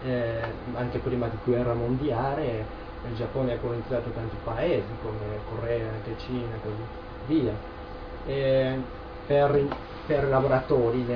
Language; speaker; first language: Italian; non-native, learner; Japanese